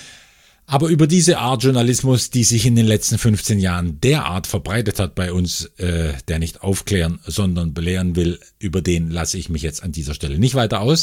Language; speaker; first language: German; native; German